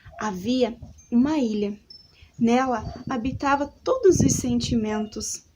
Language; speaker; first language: Portuguese; native; Portuguese